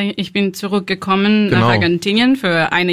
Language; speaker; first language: German; non-native, learner; Spanish